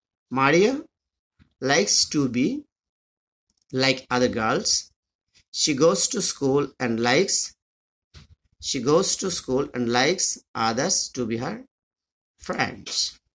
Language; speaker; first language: English; non-native, fluent; Bangla